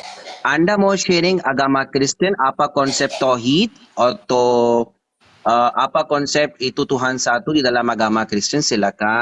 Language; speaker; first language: Indonesian; non-native, learner; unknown